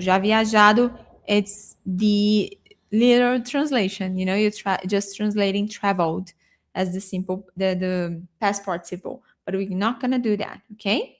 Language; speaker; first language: English; non-native, fluent; Portuguese